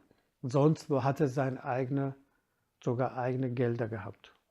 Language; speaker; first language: German; non-native, fluent; Kurdish